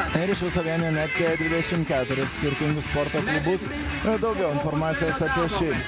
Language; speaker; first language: Lithuanian; native; Lithuanian